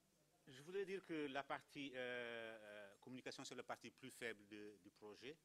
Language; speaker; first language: French; non-native, fluent; Kabuverdianu